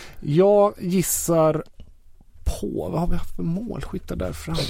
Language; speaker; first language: Swedish; native; Swedish